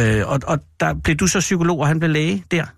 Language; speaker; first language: Danish; native; Danish